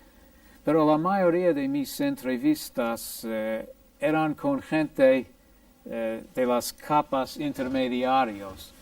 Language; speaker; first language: Spanish; non-native, fluent; English